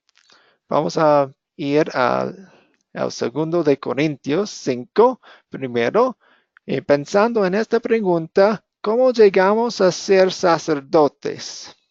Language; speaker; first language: Spanish; non-native, fluent; English